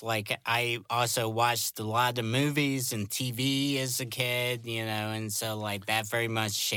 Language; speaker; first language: English; native; English